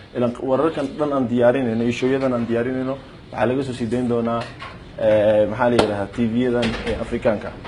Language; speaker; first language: Somali; early bilingual, heritage; Somali